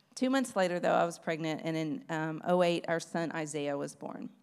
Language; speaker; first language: English; native; English